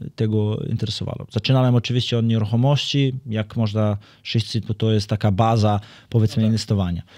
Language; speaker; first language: Polish; non-native, fluent; Serbian